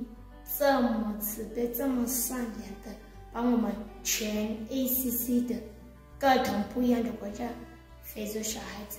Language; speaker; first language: Chinese; non-native, learner; Southern Sotho